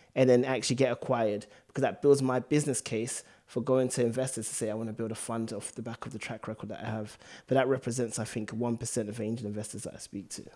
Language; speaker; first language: English; native; English